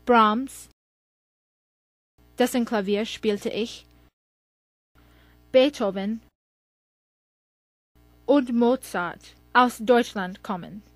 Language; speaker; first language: German; non-native, learner; English